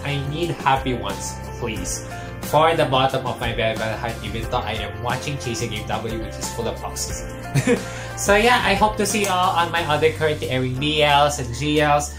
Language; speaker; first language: English; non-native, local second language; Filipino